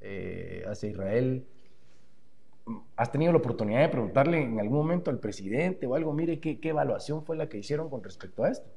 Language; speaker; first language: Spanish; native; Spanish